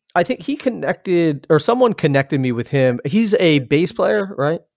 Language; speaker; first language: English; native; English